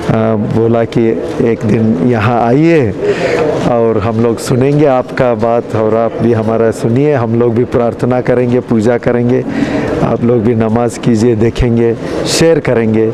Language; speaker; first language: Hindi; non-native, local second language; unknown